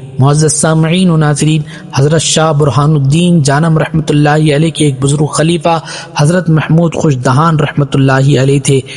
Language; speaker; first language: Urdu; native; Urdu